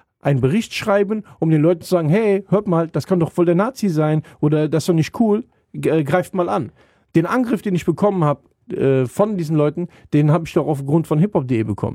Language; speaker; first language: German; native; German